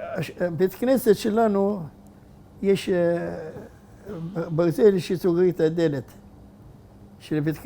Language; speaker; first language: Hebrew; non-native, fluent; Arabic